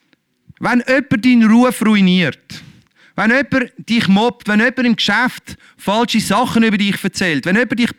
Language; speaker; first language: German; native; German